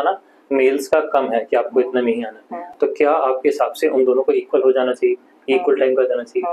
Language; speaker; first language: Hindi; native; Hindi